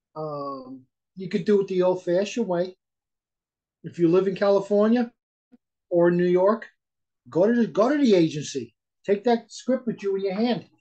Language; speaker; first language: English; native; English